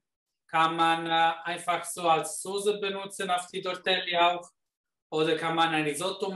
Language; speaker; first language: German; non-native, fluent; Italian